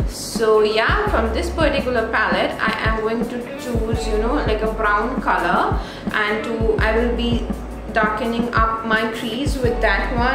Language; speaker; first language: English; non-native, local second language; Bangla